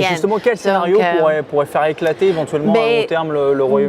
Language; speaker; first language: French; native; French